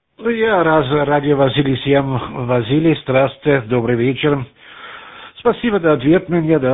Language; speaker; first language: Russian; non-native, learner; German